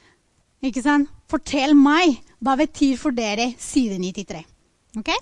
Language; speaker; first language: Norwegian; non-native, fluent; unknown